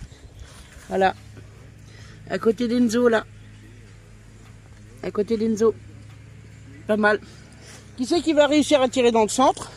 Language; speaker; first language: French; native; French